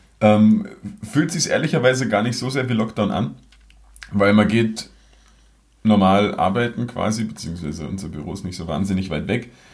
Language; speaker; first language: German; native; German